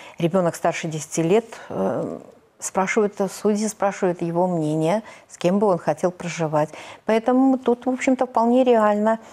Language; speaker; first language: Russian; native; Russian